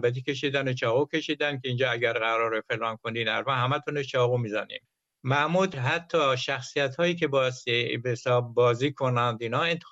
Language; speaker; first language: Persian; native; Persian